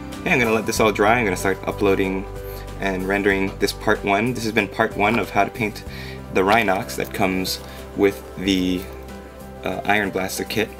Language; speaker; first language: English; native; English